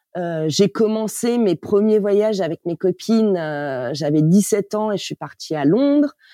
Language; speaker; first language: French; native; French